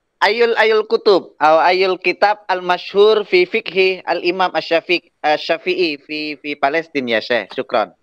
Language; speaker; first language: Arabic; non-native, learner; Indonesian